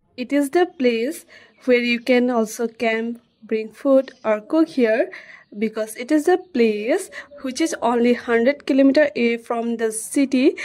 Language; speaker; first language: English; non-native, local second language; Assamese